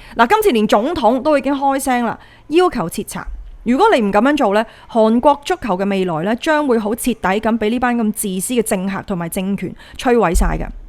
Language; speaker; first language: Cantonese; native; Cantonese